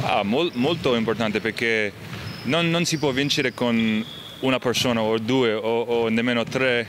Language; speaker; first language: Italian; non-native, fluent; English